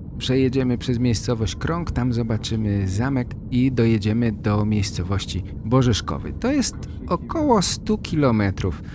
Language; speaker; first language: Polish; native; Polish